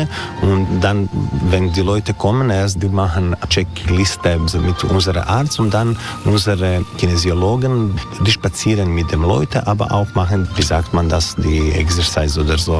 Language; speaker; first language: German; non-native, learner; Croatian